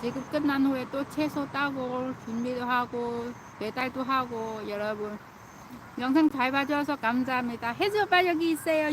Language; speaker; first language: Korean; non-native, fluent; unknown